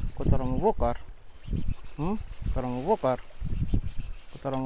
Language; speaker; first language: Malay; native; Malay